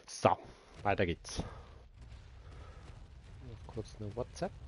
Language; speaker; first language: German; native; German